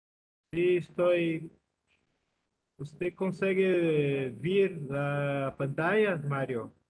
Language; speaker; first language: Spanish; non-native, learner; Portuguese